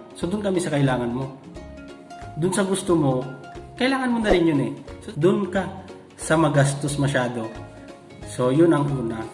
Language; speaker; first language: Filipino; non-native, local second language; Iloko